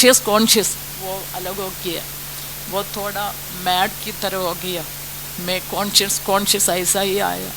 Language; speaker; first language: Hindi; non-native, local second language; Malayalam